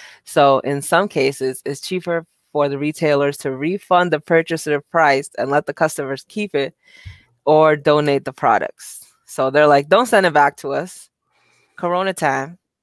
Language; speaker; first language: English; native; English